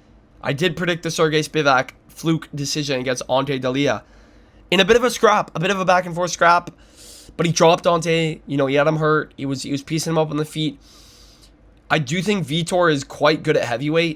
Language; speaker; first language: English; native; English